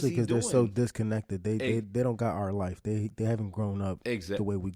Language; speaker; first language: English; native; English